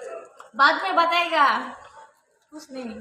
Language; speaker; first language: Hindi; non-native, learner; Bangla